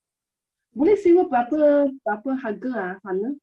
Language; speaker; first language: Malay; non-native, local second language; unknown